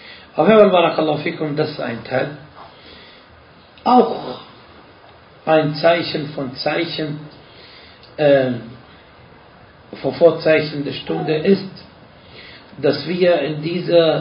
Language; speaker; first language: German; non-native, fluent; Arabic